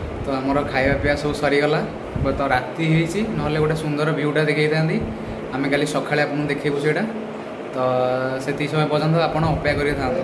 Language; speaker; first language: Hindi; non-native, local second language; Odia